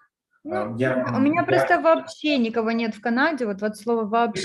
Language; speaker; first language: Russian; native; Russian